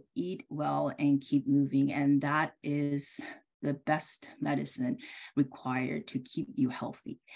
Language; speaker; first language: English; early bilingual, other home language; Korean